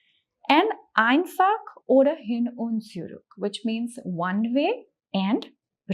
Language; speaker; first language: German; non-native, fluent; English